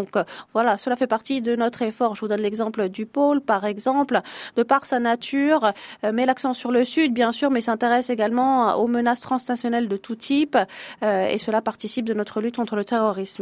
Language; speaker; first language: French; native; French